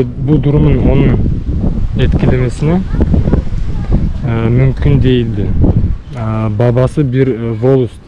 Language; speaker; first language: Turkish; non-native, learner; Bashkir